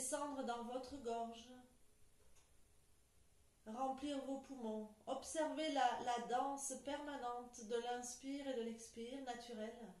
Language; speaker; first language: French; native; French